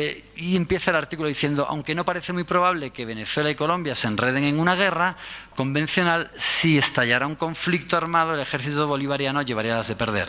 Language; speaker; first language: Spanish; native; Spanish